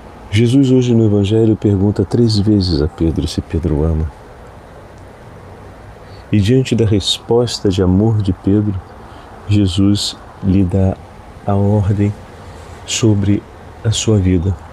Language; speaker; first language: Portuguese; native; Portuguese